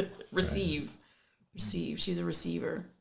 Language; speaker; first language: English; native; English